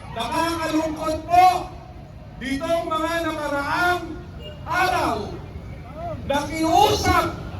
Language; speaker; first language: Filipino; native; Filipino